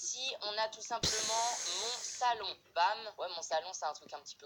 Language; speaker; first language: French; native; French